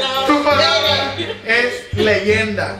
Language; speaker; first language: Spanish; early bilingual, heritage; Spanish